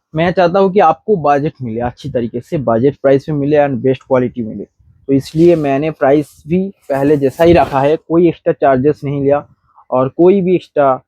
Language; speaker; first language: Hindi; non-native, local second language; Bangla